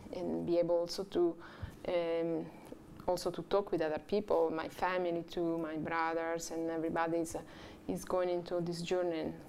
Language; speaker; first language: English; non-native, learner; Italian